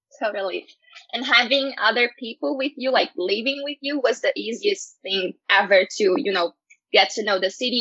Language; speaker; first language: English; non-native, fluent; Portuguese